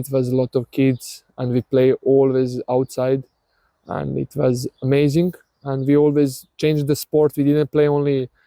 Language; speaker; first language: English; non-native, learner; Serbian